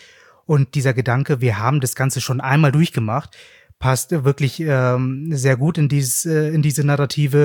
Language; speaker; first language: German; native; German